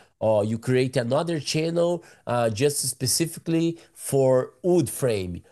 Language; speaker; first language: English; non-native, learner; Portuguese